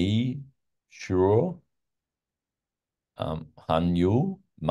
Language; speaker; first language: Chinese; non-native, learner; English